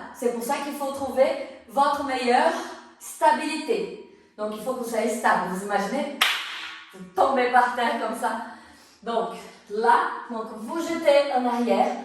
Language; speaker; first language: French; non-native, fluent; Portuguese